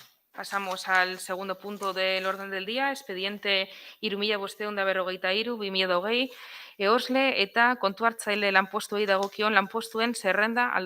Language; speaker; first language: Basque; non-native, local second language; Spanish